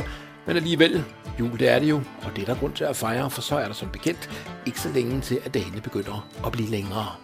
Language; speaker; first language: Danish; native; Danish